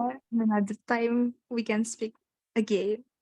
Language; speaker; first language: English; non-native, learner; Indonesian